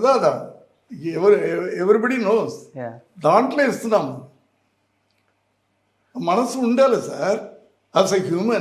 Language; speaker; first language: Telugu; non-native, learner; Tamil